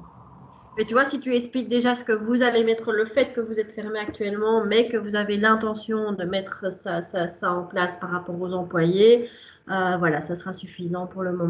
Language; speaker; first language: French; native; French